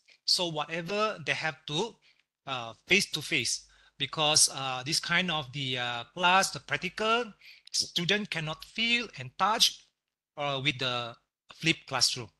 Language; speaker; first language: English; non-native, local second language; Malay